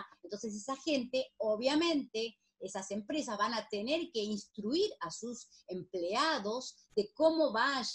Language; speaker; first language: Spanish; native; Spanish